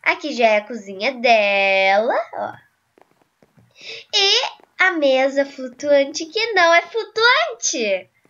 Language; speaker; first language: Portuguese; native; Portuguese